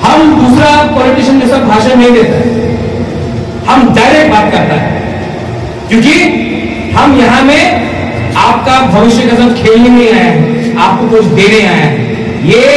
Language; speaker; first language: Hindi; non-native, local second language; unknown